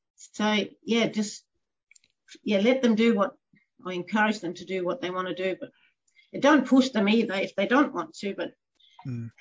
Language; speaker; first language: English; non-native, fluent; Danish